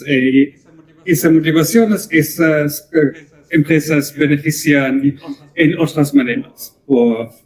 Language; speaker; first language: Spanish; non-native, learner; German